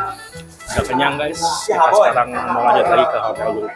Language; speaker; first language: Indonesian; native; Indonesian